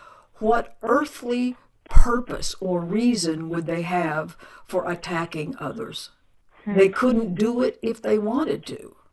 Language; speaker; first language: English; native; English